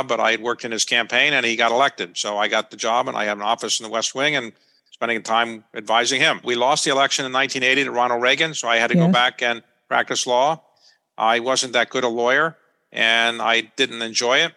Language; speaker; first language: English; native; English